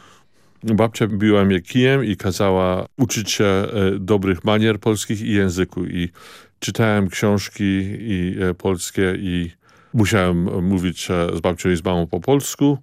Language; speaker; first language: Polish; early bilingual, heritage; Polish